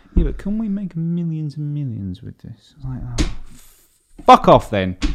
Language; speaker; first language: English; native; English